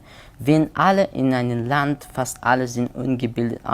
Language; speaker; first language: German; non-native, learner; Persian